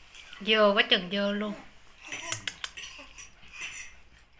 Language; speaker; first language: Vietnamese; native; Vietnamese